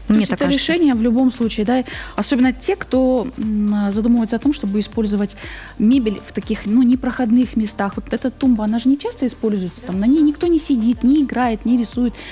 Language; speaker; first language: Russian; native; Russian